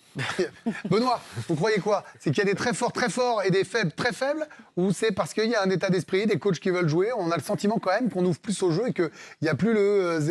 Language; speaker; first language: French; native; French